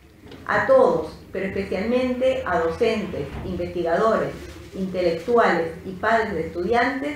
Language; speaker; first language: Spanish; native; Spanish